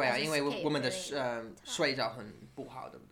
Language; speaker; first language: Chinese; non-native, learner; English